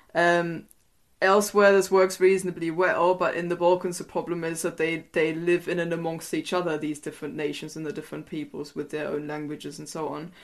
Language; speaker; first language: English; non-native, fluent; German